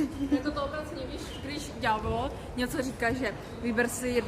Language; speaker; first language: Czech; non-native, learner; Ukrainian